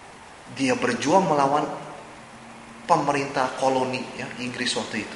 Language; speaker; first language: Indonesian; native; Indonesian